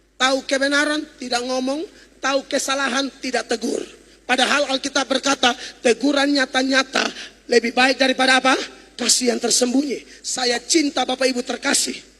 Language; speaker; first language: Indonesian; native; Indonesian